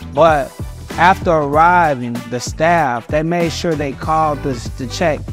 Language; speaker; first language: English; native; English